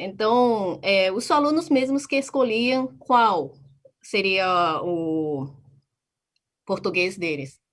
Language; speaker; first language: Portuguese; non-native, fluent; Japanese